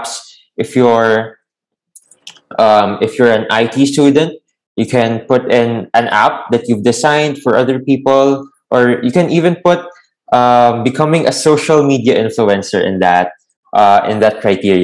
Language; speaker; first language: English; non-native, local second language; Filipino